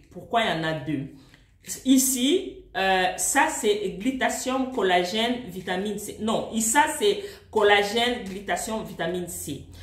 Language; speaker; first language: French; non-native, local second language; Swahili